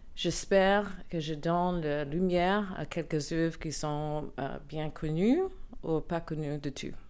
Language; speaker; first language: French; non-native, learner; English